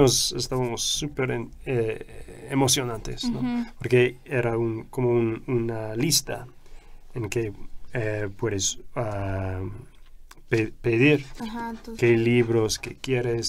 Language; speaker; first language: Spanish; non-native, fluent; English